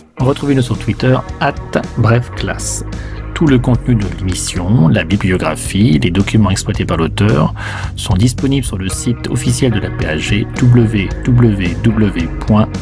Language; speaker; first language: French; native; French